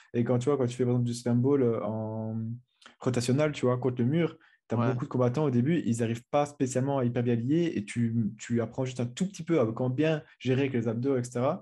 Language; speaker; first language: French; native; French